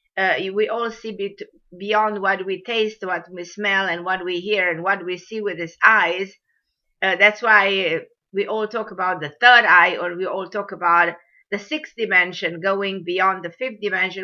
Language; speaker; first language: English; non-native, fluent; Romanian